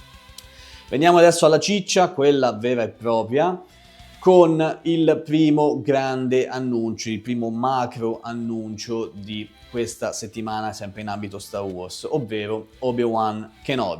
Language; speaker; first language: Italian; native; Italian